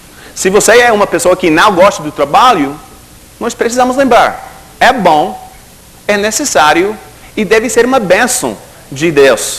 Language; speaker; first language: Portuguese; non-native, fluent; English